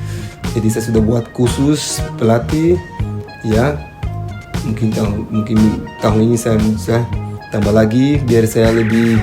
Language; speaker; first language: Indonesian; non-native, fluent; Portuguese